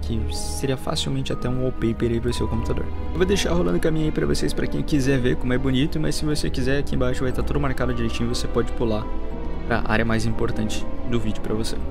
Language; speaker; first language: Portuguese; native; Portuguese